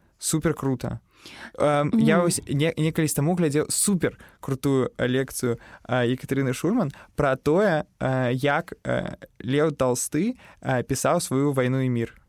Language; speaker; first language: Belarusian; non-native, local second language; Russian